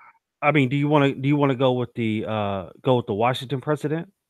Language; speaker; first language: English; native; English